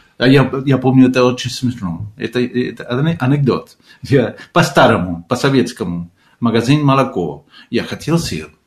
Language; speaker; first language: Russian; non-native, fluent; Spanish